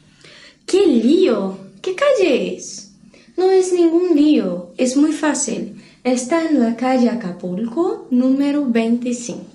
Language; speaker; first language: Spanish; non-native, fluent; Portuguese